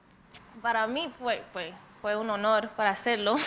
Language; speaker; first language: Spanish; early bilingual, heritage; English